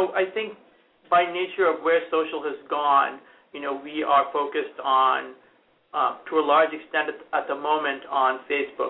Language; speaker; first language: English; non-native, local second language; Hindi